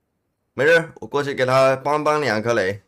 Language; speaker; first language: Chinese; native; Chinese